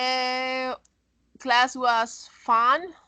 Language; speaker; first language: English; non-native, learner; Spanish